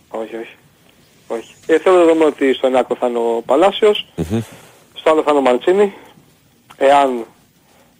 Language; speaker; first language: Greek; native; Greek